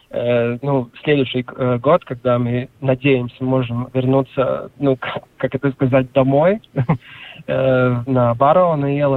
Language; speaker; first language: Russian; non-native, local second language; Latvian